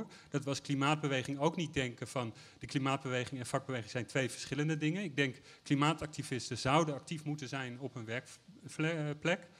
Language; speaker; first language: Dutch; native; Dutch